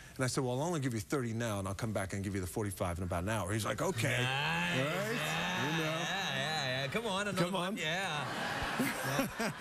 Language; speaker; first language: English; native; English